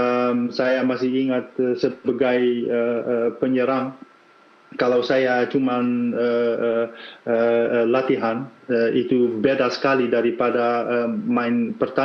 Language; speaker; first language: Indonesian; non-native, fluent; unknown